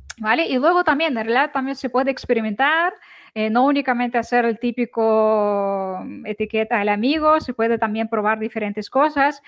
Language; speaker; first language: Spanish; non-native, fluent; Ukrainian